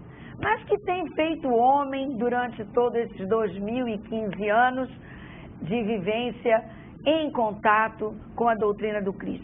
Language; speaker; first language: Portuguese; native; Portuguese